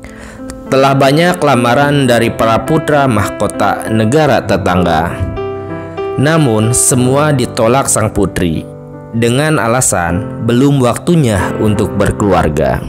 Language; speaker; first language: Indonesian; native; Indonesian